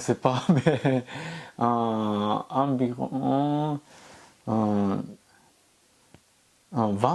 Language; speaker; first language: French; non-native, learner; Japanese